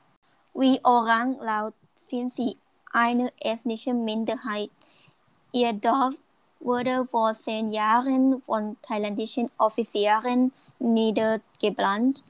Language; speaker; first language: German; non-native, learner; Thai